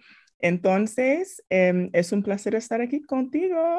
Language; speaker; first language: Spanish; non-native, fluent; English